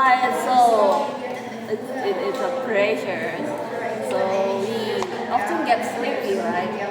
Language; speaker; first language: English; non-native, learner; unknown